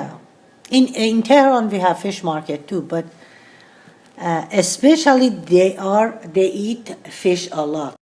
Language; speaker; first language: English; non-native, learner; Persian